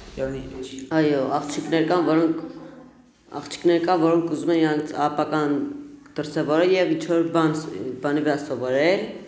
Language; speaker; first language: Armenian; non-native, local second language; Kurdish